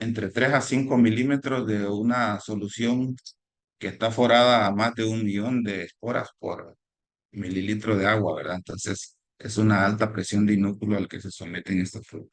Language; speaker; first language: Spanish; native; Spanish